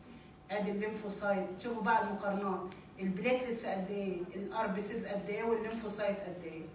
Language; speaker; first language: Arabic; native; Arabic